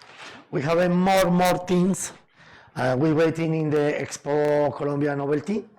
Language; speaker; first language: English; non-native, learner; Spanish